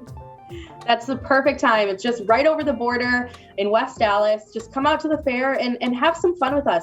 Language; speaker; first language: English; native; English